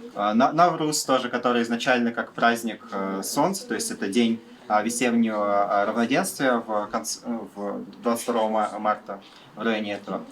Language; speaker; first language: Russian; native; Russian